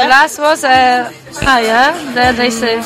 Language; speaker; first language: English; non-native, learner; German